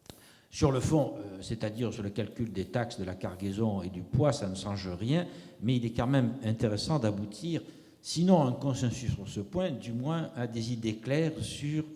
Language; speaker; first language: French; native; French